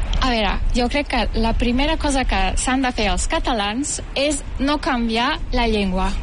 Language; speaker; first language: Catalan; non-native, fluent; Turkish